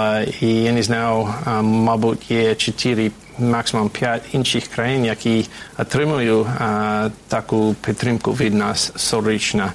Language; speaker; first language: Ukrainian; non-native, fluent; English